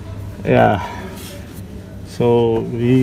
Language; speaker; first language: English; non-native, learner; Indonesian